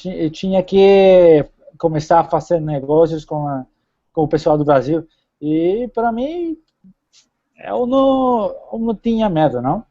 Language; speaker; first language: Portuguese; non-native, fluent; Spanish